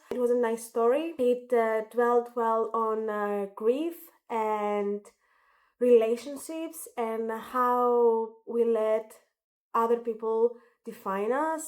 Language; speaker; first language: English; non-native, fluent; Greek